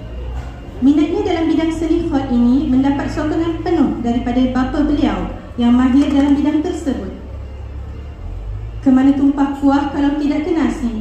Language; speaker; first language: Malay; native; Malay